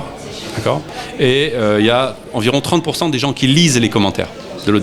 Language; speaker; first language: French; native; French